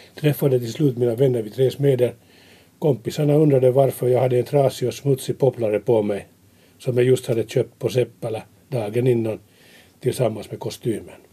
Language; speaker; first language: Swedish; native; Swedish